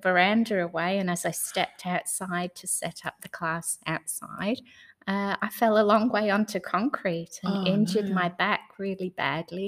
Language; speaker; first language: English; native; English